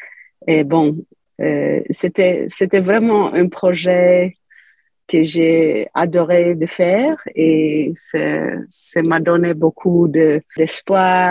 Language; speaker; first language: French; non-native, fluent; English